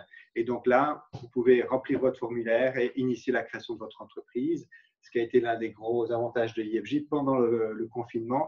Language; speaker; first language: French; native; French